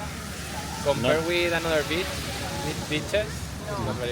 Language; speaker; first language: English; non-native, fluent; Spanish